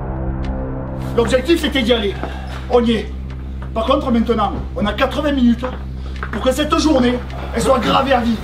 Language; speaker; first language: French; native; French